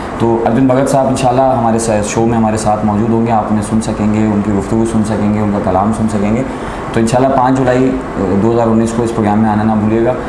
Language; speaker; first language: Urdu; native; Urdu